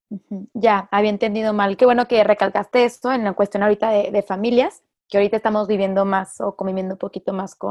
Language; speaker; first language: Spanish; native; Spanish